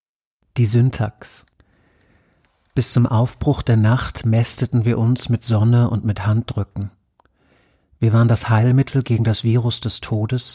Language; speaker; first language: German; native; German